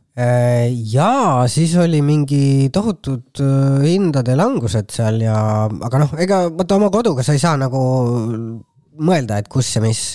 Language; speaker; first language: Estonian; native; Estonian